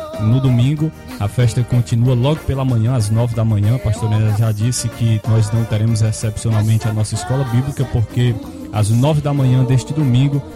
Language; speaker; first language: Portuguese; native; Portuguese